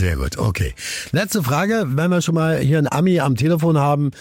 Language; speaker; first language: German; native; German